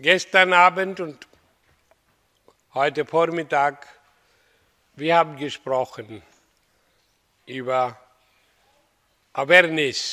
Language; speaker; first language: German; non-native, fluent; Hindi